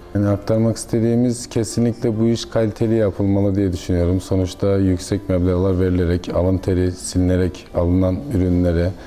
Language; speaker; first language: Turkish; native; Turkish